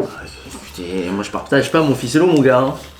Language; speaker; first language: French; native; French